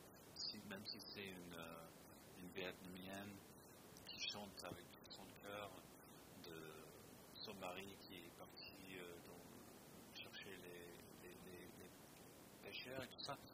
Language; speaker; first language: French; non-native, fluent; English